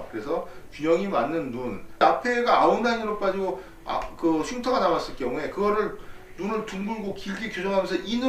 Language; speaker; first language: Korean; native; Korean